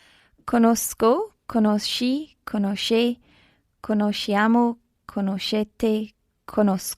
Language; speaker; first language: Italian; non-native, learner; English